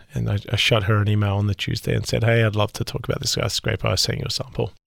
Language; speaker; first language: English; native; English